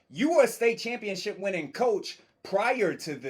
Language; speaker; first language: English; native; English